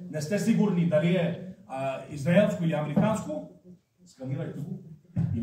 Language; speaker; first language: Bulgarian; non-native, fluent; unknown